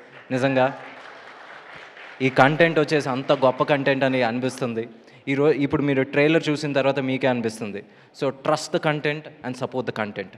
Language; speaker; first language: Telugu; native; Telugu